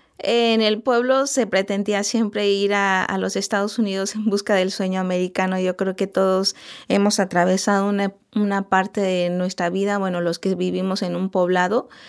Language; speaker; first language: Spanish; non-native, local second language; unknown